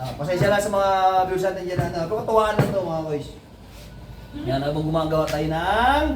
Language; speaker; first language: Filipino; non-native, local second language; Cebuano